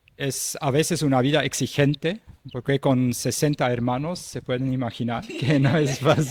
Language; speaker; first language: Spanish; non-native, fluent; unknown